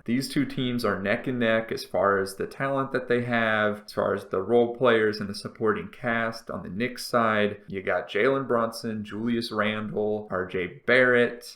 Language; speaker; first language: English; native; English